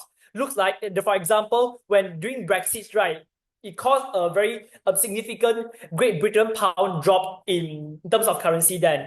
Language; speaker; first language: English; non-native, learner; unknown